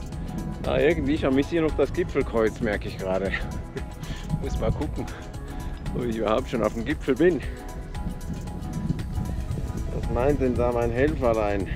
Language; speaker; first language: German; native; German